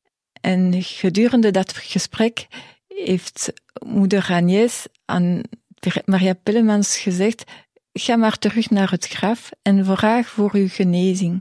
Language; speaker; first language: Dutch; non-native, local second language; French